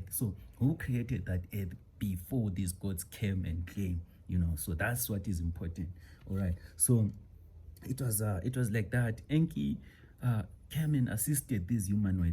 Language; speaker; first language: English; non-native, local second language; Xhosa